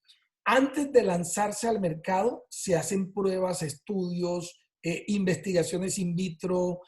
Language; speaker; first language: Spanish; native; Spanish